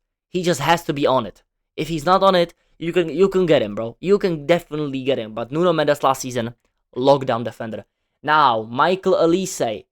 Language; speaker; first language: English; non-native, fluent; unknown